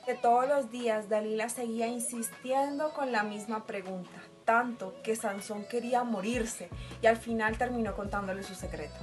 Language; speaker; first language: Spanish; native; Spanish